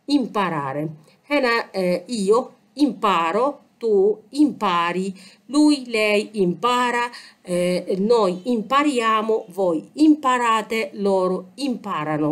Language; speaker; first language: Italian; non-native, fluent; Arabic